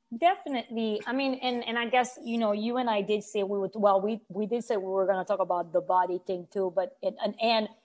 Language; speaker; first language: English; non-native, fluent; Haitian Creole